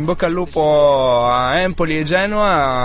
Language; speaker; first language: Italian; native; Italian